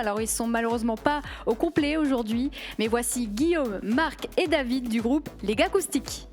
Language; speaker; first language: French; native; French